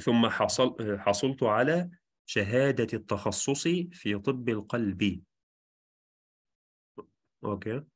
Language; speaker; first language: Arabic; non-native, fluent; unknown